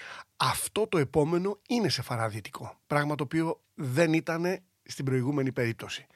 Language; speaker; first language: Greek; native; Greek